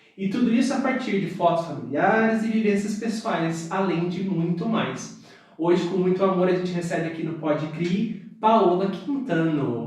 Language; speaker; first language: Portuguese; native; Portuguese